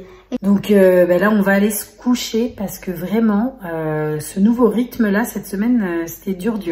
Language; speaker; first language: French; native; French